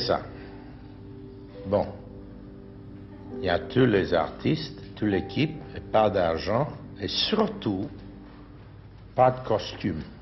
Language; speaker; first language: French; non-native, fluent; English